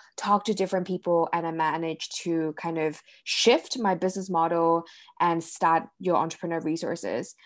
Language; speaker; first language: English; early bilingual, other home language; Cantonese